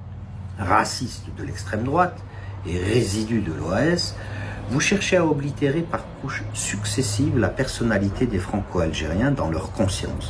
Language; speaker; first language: French; non-native, local second language; Kabyle